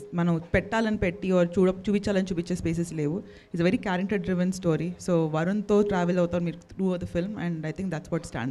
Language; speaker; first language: Telugu; native; Telugu